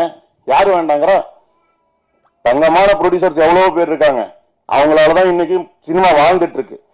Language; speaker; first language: Tamil; native; Tamil